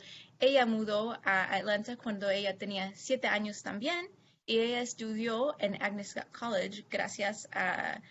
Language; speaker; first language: Spanish; non-native, fluent; English